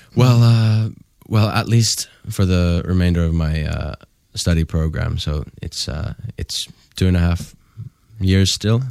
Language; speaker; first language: English; non-native, fluent; Finnish